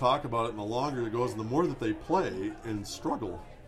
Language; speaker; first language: English; native; English